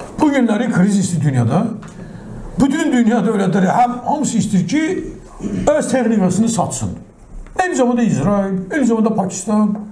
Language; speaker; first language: Azerbaijani; non-native, local second language; Talysh